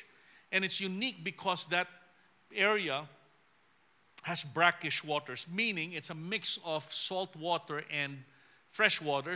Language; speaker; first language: English; non-native, local second language; Filipino